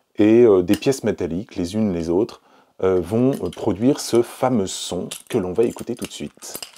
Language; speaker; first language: French; native; French